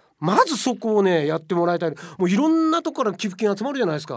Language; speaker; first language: Japanese; native; Japanese